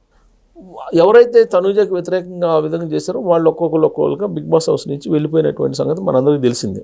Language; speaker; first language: Telugu; native; Telugu